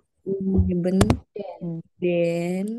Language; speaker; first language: German; non-native, learner; Indonesian